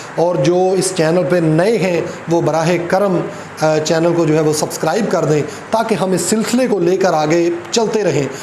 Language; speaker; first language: Urdu; non-native, local second language; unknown